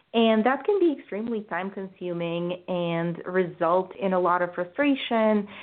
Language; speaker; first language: English; non-native, fluent; Bulgarian